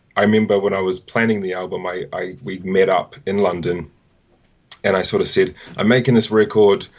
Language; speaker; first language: English; native; English